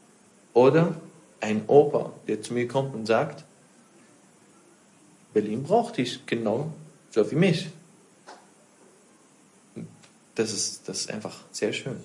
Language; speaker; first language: German; non-native, fluent; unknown